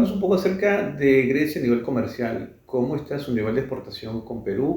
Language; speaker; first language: Spanish; native; Spanish